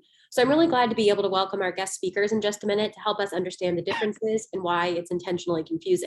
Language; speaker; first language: English; native; English